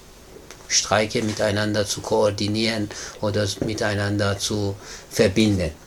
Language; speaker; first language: German; non-native, fluent; Persian